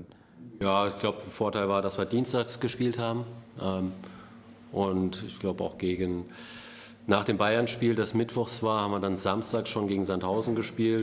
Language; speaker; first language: German; native; German